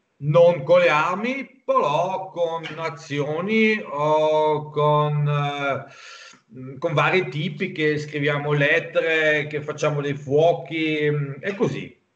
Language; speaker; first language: Italian; non-native, local second language; German